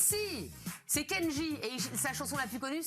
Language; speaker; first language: French; native; French